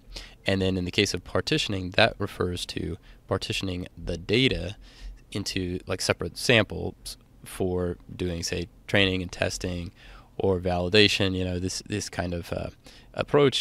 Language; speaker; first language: English; native; English